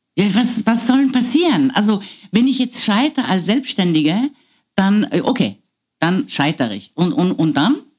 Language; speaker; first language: German; non-native, fluent; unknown